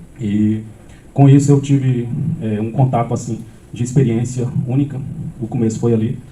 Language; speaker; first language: Portuguese; non-native, local second language; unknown